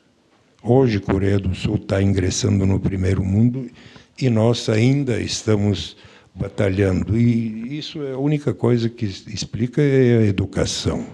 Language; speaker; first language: Portuguese; non-native, fluent; Bulgarian